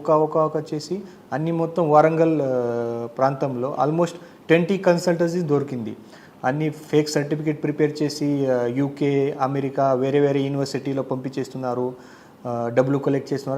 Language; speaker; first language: Telugu; non-native, learner; Marathi